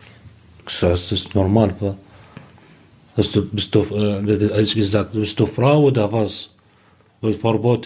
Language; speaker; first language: German; non-native, learner; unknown